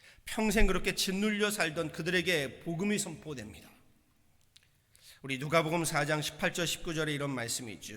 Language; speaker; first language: Korean; native; Korean